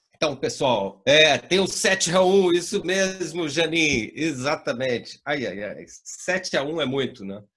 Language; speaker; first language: Portuguese; native; Portuguese